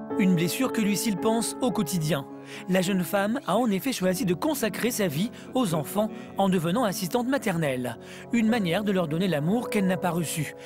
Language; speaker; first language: French; native; French